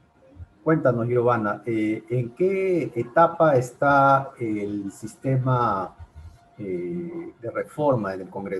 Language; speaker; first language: Spanish; native; Spanish